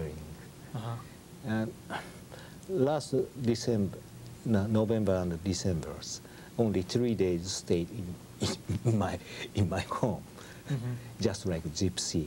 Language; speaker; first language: English; non-native, learner; Japanese